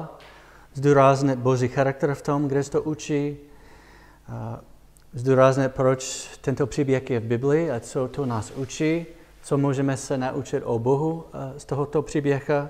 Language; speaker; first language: Czech; non-native, fluent; English